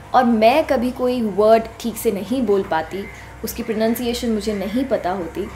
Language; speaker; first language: Hindi; native; Hindi